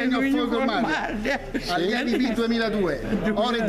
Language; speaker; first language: Italian; native; Italian